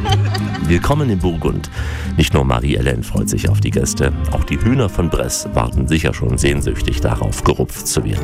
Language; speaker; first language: German; native; German